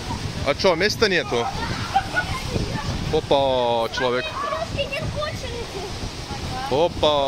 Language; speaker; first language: Russian; non-native, learner; Turkish